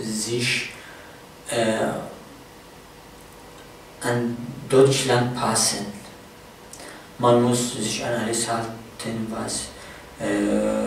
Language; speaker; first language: German; non-native, fluent; Arabic